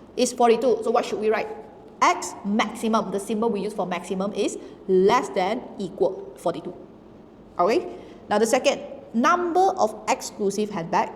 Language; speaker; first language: English; non-native, local second language; Chinese